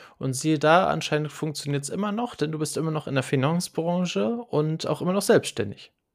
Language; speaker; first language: German; native; German